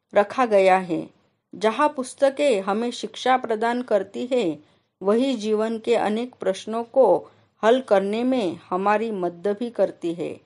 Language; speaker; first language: Hindi; non-native, local second language; Marathi